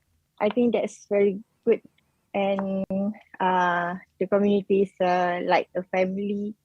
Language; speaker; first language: English; non-native, learner; Malay